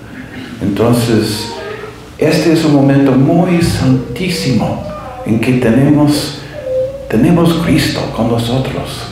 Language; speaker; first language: Spanish; non-native, fluent; English